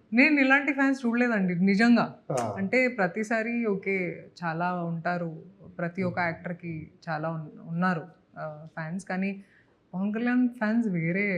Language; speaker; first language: Telugu; non-native, fluent; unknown